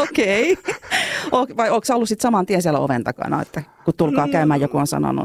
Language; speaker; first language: Finnish; native; Finnish